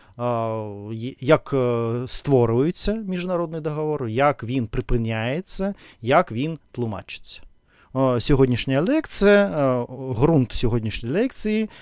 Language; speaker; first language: Ukrainian; non-native, learner; Russian